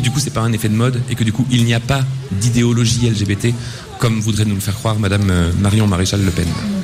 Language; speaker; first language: French; native; French